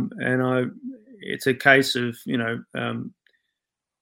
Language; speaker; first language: English; native; English